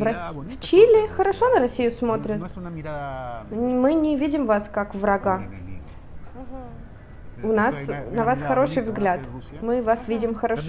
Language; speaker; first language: Russian; non-native, learner; Spanish